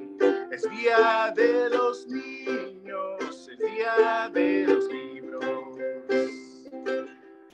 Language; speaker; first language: Spanish; early bilingual, other home language; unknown